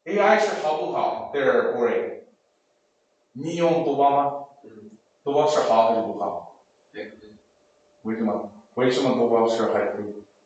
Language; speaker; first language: Chinese; non-native, learner; English